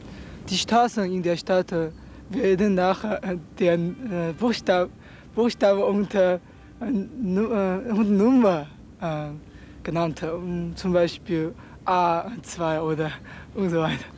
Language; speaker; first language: German; non-native, learner; Chinese